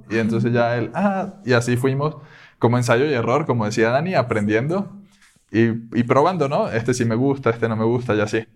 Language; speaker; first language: Spanish; native; Spanish